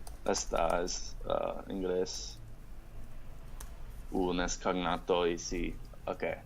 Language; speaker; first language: Spanish; non-native, learner; English